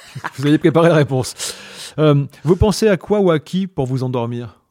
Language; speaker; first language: French; non-native, fluent; English